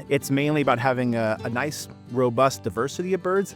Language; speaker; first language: English; native; English